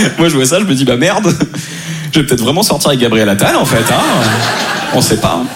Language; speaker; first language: French; native; French